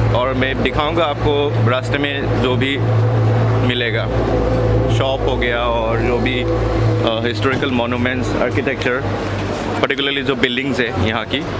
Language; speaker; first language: Hindi; native; Hindi